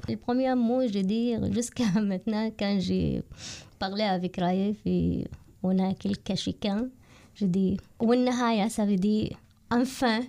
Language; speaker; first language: French; non-native, learner; Arabic